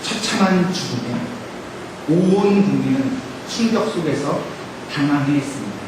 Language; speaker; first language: Korean; native; Korean